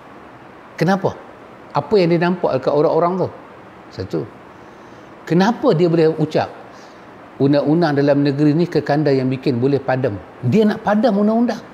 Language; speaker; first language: Malay; native; Malay